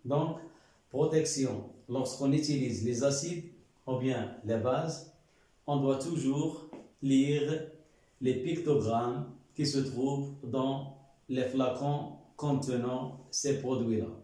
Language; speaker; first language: French; non-native, local second language; Arabic